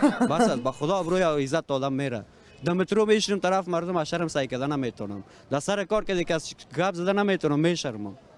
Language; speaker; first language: Persian; native; Persian